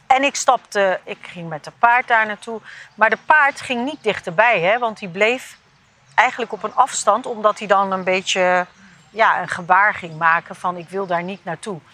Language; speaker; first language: Dutch; early bilingual, other home language; Turkish